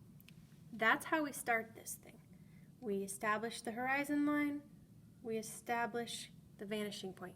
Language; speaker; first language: English; native; English